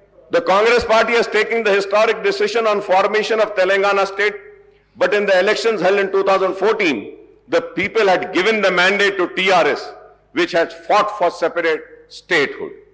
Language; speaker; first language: English; non-native, local second language; Urdu